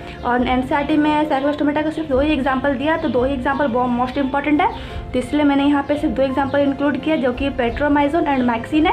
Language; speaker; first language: Hindi; native; Hindi